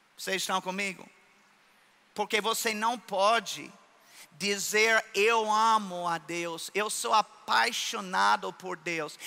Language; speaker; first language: Portuguese; non-native, fluent; English